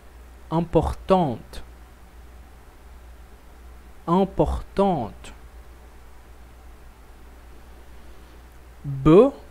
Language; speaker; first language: French; non-native, fluent; Portuguese